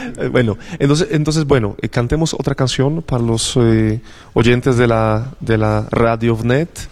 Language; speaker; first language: Spanish; non-native, fluent; Polish